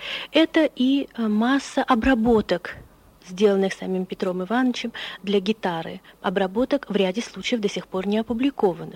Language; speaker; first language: Russian; native; Russian